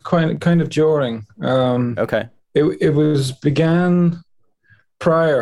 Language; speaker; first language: English; native; English